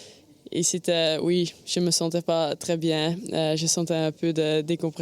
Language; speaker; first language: French; non-native, learner; Dutch